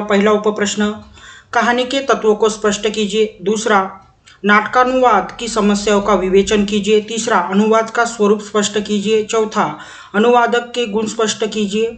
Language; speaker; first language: Hindi; non-native, local second language; Marathi